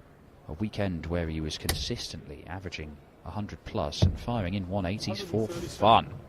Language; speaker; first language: English; native; English